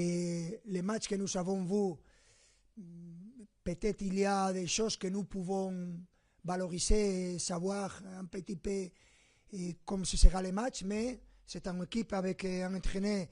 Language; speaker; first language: French; non-native, fluent; Spanish